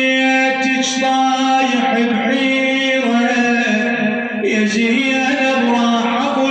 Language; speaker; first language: Arabic; native; Arabic